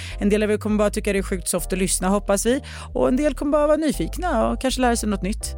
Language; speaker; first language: Swedish; early bilingual, other home language; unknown